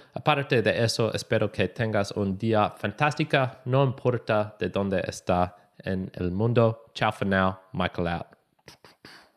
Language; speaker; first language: Spanish; non-native, learner; English